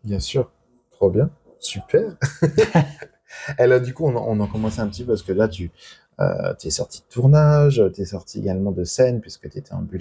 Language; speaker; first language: French; native; French